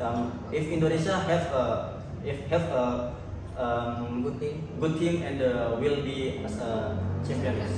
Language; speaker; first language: English; non-native, learner; Indonesian